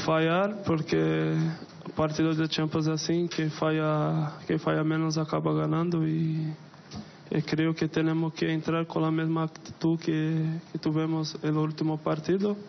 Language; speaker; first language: Spanish; non-native, fluent; Portuguese